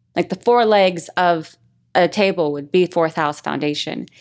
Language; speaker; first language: English; native; English